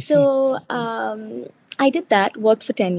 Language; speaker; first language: English; non-native, local second language; Telugu